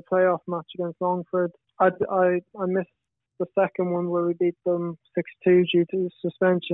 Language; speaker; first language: English; native; English